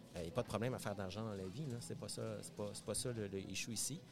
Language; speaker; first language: French; native; French